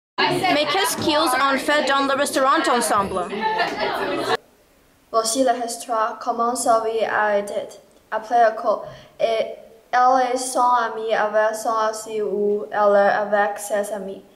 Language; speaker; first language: French; non-native, learner; English